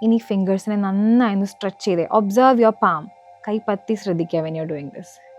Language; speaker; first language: English; non-native, local second language; Malayalam